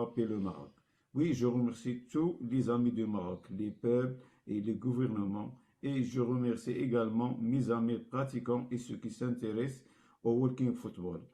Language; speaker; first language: French; non-native, local second language; Arabic